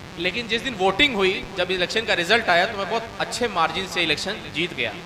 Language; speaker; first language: Hindi; native; Hindi